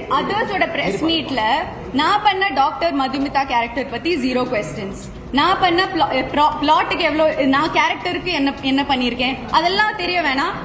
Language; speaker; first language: Tamil; non-native, local second language; Malayalam